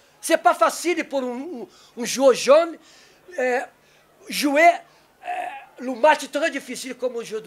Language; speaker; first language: French; non-native, learner; Portuguese